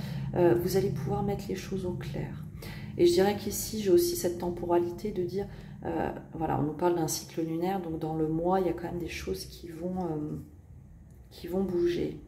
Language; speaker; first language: French; native; French